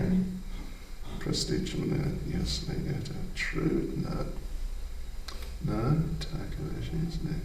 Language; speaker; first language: Russian; non-native, learner; English